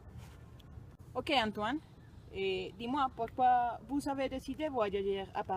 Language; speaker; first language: French; non-native, learner; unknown